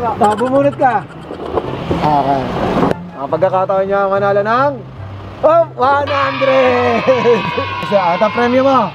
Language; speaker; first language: Filipino; native; Filipino